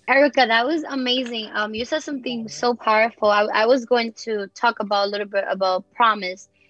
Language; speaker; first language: English; early bilingual, other home language; Spanish